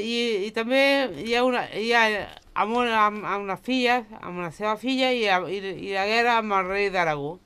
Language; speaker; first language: Catalan; non-native, local second language; Spanish